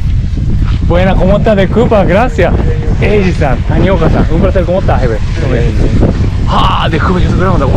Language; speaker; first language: Spanish; non-native, learner; Japanese